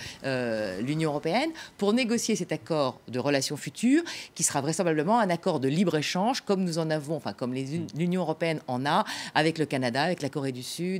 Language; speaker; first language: French; native; French